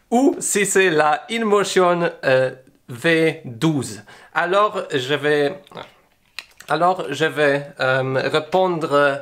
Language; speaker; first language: French; non-native, learner; English